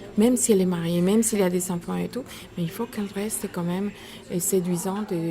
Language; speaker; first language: French; non-native, fluent; Spanish